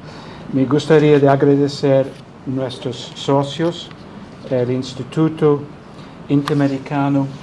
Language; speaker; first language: Spanish; non-native, fluent; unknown